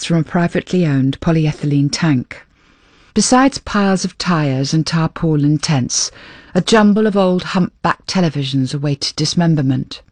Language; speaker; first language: English; native; English